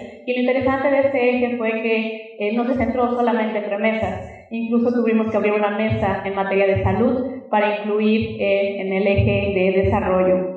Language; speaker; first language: Spanish; native; Spanish